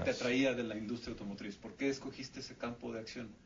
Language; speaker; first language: Spanish; native; Spanish